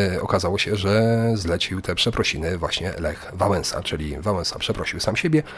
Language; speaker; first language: Polish; native; Polish